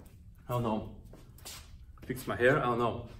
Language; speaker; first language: English; non-native, fluent; Chinese